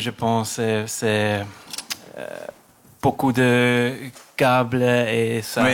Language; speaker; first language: French; non-native, local second language; German